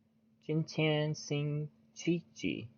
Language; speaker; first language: Chinese; non-native, learner; English